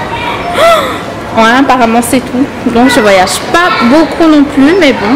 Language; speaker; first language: French; non-native, local second language; Malagasy